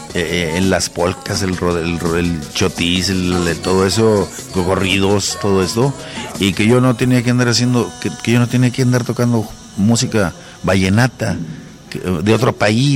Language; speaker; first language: Spanish; native; Spanish